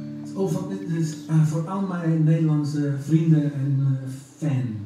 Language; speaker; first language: Dutch; non-native, learner; English